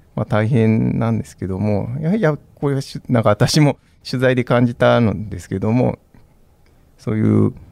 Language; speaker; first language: Japanese; native; Japanese